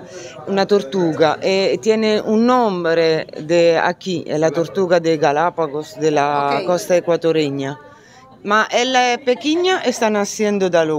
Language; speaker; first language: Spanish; non-native, learner; Italian